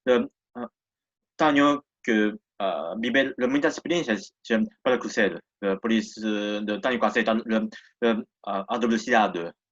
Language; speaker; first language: Portuguese; non-native, learner; Japanese